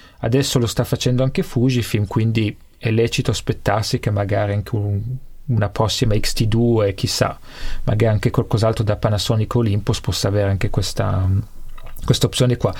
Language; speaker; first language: Italian; native; Italian